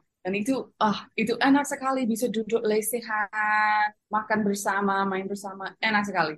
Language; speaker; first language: Indonesian; non-native, fluent; English